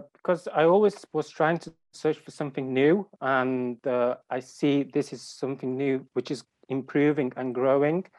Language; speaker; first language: English; non-native, fluent; Ukrainian